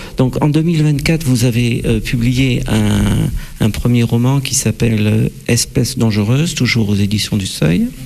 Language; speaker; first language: French; native; French